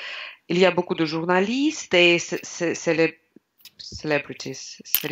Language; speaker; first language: French; non-native, learner; Russian